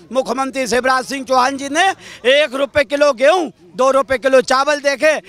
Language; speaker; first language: Hindi; native; Hindi